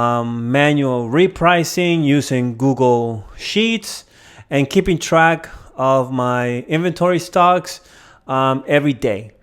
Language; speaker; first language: English; native; English